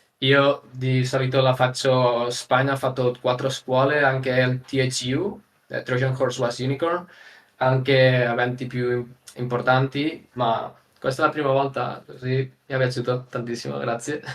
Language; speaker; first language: Italian; non-native, learner; Spanish